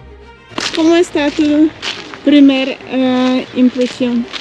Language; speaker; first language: Spanish; non-native, learner; Russian